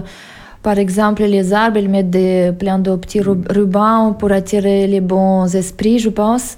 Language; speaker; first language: French; non-native, fluent; Russian